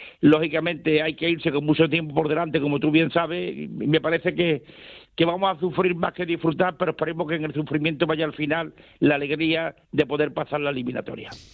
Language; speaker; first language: Spanish; native; Spanish